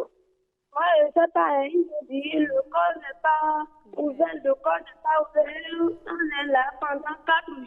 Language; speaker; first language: French; non-native, learner; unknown